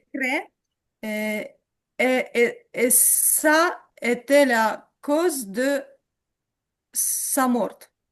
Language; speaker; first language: French; non-native, learner; Ukrainian